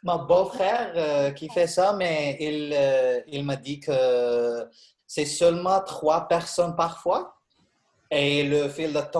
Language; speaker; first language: French; non-native, learner; Arabic